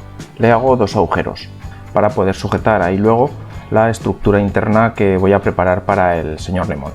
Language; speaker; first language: Spanish; native; Spanish